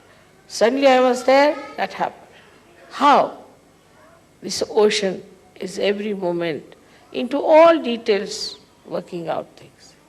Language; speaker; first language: English; non-native, local second language; Hindi